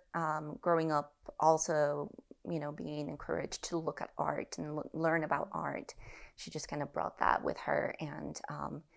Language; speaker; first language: English; early bilingual, other home language; Spanish